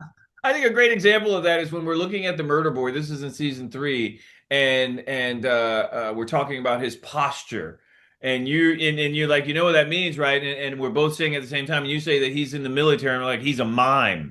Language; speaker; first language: English; native; English